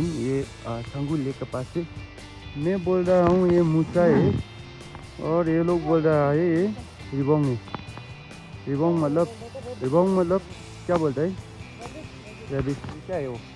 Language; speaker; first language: Hindi; non-native, local second language; Nepali